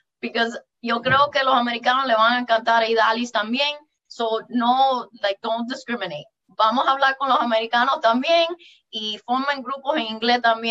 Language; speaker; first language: Spanish; early bilingual, heritage; English